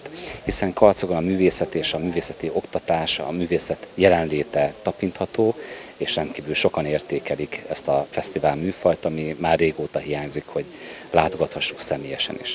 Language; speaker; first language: Hungarian; native; Hungarian